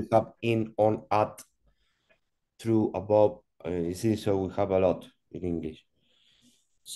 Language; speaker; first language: English; non-native, learner; Spanish